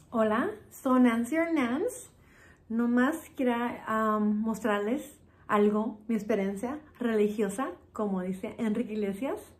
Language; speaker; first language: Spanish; early bilingual, heritage; Spanish